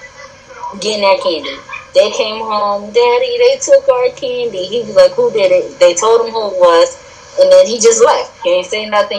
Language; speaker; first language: English; native; English